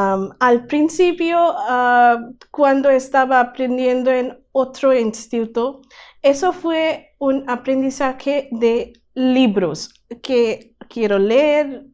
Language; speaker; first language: Spanish; non-native, learner; Bangla